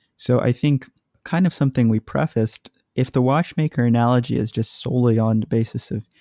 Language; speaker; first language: English; native; English